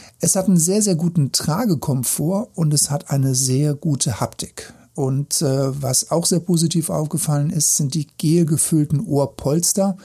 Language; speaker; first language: German; native; German